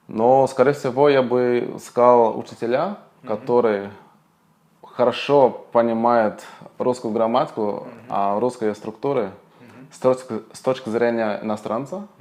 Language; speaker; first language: Russian; non-native, fluent; Portuguese